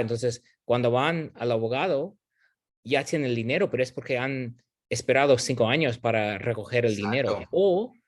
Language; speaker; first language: Spanish; non-native, fluent; English